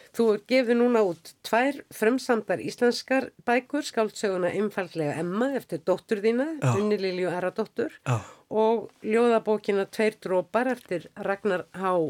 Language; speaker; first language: Icelandic; native; Icelandic